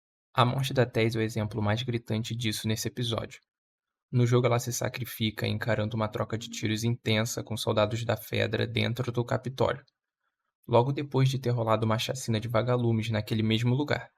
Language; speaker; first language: Portuguese; native; Portuguese